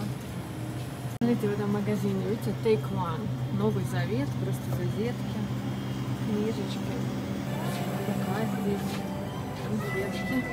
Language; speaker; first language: Russian; native; Russian